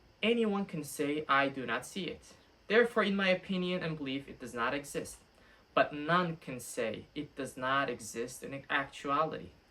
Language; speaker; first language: English; non-native, fluent; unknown